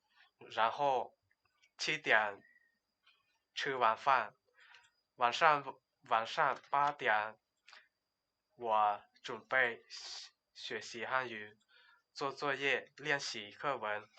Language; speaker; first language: Chinese; non-native, learner; Lao